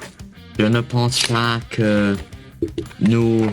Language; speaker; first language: French; non-native, learner; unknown